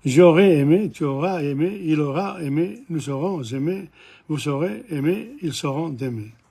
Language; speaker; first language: French; non-native, learner; English